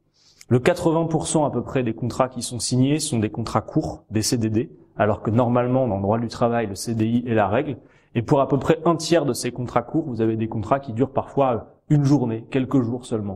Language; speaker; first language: French; native; French